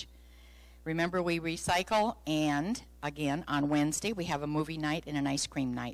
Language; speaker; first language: English; native; English